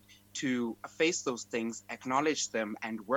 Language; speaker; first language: English; non-native, local second language; Xhosa